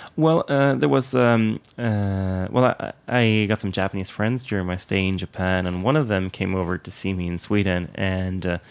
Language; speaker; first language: English; non-native, fluent; Swedish